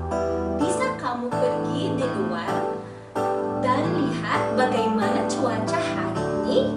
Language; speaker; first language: Indonesian; non-native, learner; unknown